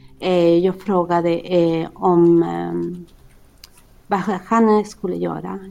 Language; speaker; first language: Swedish; non-native, fluent; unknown